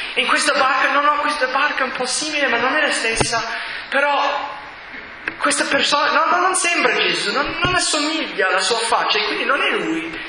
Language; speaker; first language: Italian; non-native, fluent; English